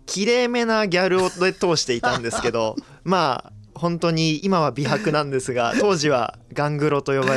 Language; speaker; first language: Japanese; native; Japanese